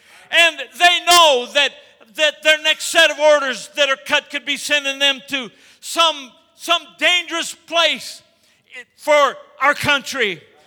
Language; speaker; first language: English; native; English